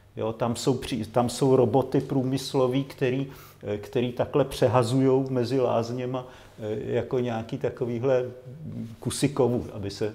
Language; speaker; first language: Czech; native; Czech